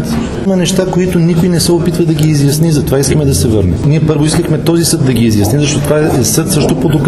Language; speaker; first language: Bulgarian; native; Bulgarian